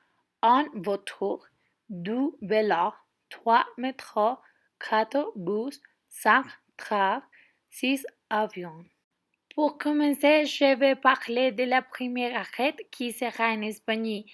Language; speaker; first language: French; non-native, learner; Spanish